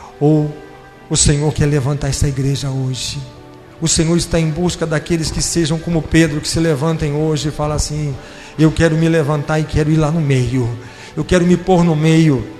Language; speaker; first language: Portuguese; native; Portuguese